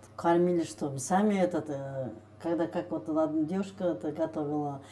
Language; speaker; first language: Russian; non-native, local second language; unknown